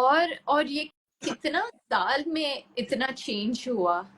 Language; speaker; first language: Hindi; non-native, local second language; Tulu